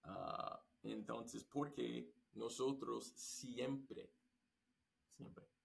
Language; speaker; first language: Spanish; non-native, learner; English